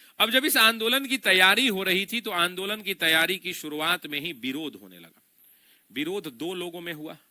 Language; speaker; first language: Hindi; native; Hindi